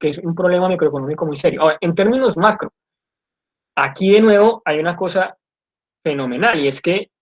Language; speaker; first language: Spanish; native; Spanish